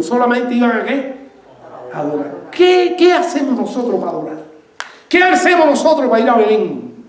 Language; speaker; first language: Spanish; native; Spanish